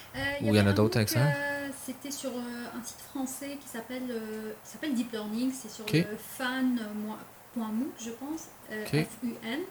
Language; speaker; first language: French; non-native, local second language; Arabic